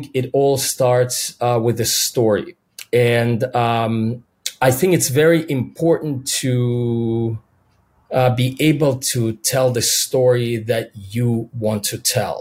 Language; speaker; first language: English; non-native, fluent; Russian